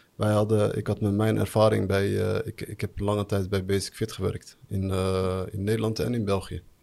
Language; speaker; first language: Dutch; early bilingual, other home language; Arabic